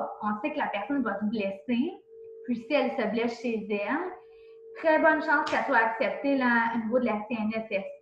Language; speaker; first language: French; native; French